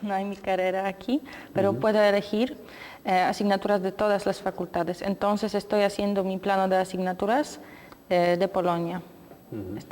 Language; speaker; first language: Spanish; non-native, learner; Polish